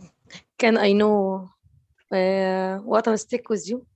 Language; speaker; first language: English; non-native, learner; Arabic